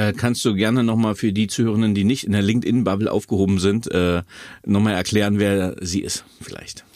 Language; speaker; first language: German; native; German